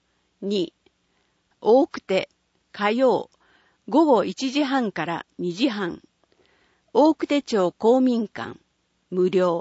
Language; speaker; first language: Japanese; native; Japanese